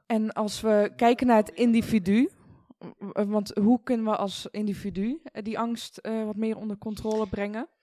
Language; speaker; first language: Dutch; early bilingual, other home language; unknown